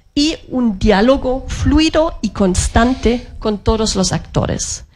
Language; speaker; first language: Spanish; non-native, fluent; German